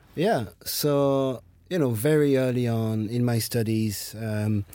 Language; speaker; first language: English; non-native, fluent; French